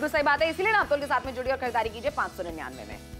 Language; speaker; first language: Hindi; native; Hindi